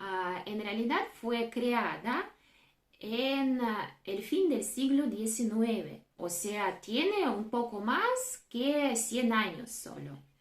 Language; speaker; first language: Spanish; non-native, fluent; Russian